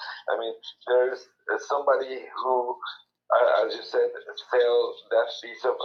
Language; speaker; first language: English; non-native, fluent; Spanish